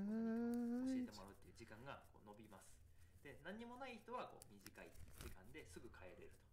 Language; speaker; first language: Japanese; native; Japanese